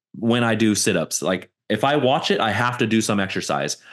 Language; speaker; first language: English; native; English